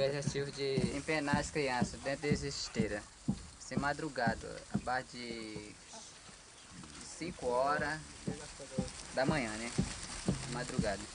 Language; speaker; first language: Portuguese; non-native, local second language; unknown